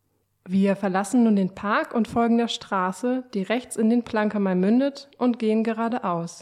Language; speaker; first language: German; native; German